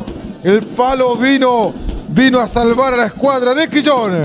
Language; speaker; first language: Spanish; native; Spanish